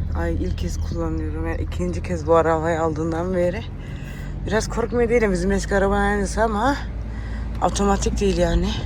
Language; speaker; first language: Turkish; early bilingual, heritage; Turkish